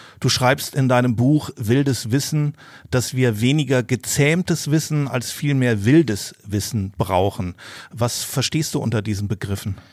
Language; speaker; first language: German; native; German